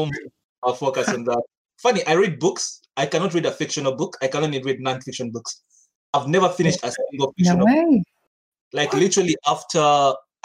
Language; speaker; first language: English; non-native, local second language; Ganda